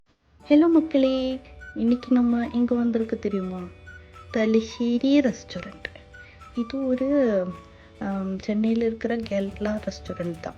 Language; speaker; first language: Tamil; non-native, local second language; Malayalam